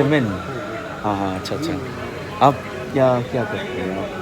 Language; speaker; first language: Hindi; non-native, learner; Bangla